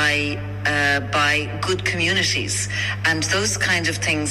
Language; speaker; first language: English; native; English